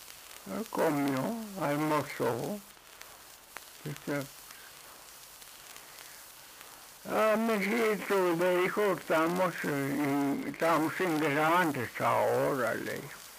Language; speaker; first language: Spanish; non-native, local second language; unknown